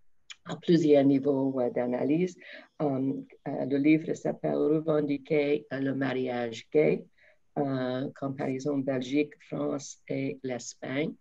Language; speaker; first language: French; non-native, fluent; English